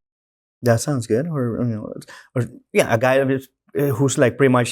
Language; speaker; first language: English; native; English